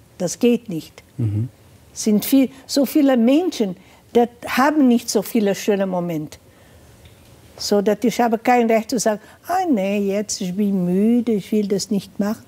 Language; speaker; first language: German; non-native, fluent; Portuguese